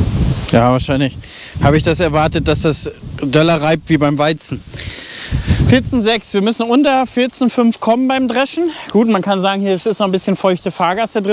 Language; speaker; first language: German; native; German